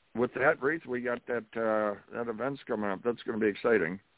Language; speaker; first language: English; native; English